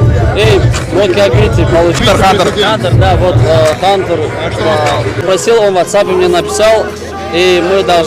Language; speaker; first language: Russian; non-native, local second language; Tajik